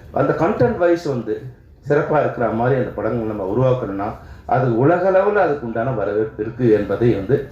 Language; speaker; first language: Tamil; native; Tamil